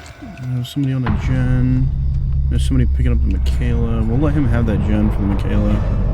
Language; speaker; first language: English; native; English